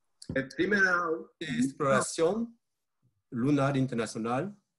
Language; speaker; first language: Portuguese; non-native, learner; French